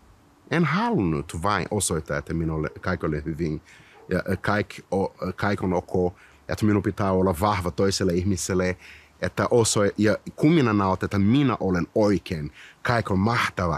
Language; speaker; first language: Finnish; non-native, fluent; Portuguese